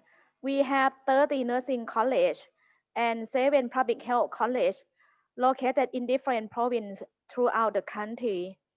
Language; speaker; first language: English; non-native, fluent; Thai